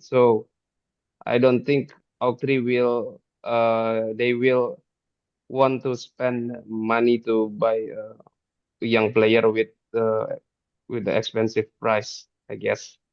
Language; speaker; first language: English; non-native, fluent; Indonesian